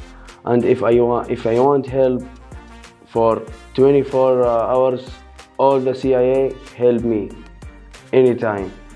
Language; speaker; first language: English; non-native, learner; Arabic